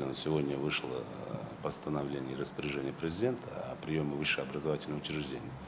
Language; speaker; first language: Russian; non-native, local second language; Uzbek